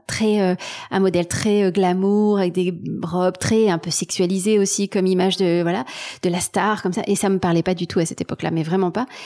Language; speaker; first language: French; native; French